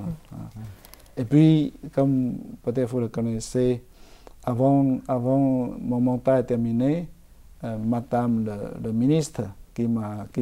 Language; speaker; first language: French; non-native, fluent; Chinese